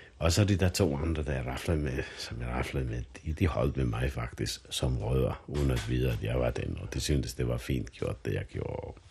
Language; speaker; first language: Danish; non-native, fluent; Finnish